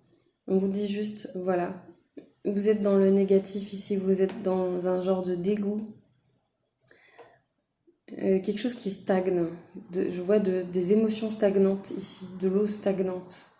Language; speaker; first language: French; native; French